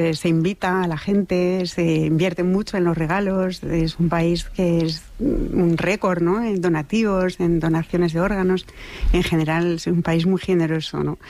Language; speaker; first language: Spanish; non-native, fluent; French